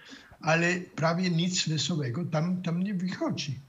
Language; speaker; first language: Polish; non-native, fluent; German